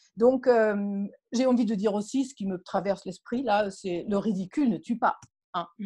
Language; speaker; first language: French; non-native, fluent; German